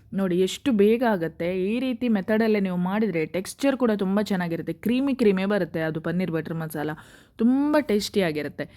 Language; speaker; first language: Kannada; non-native, local second language; Konkani